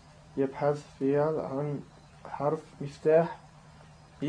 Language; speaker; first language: Arabic; non-native, learner; French